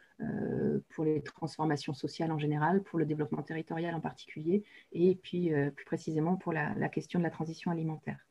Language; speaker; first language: French; native; French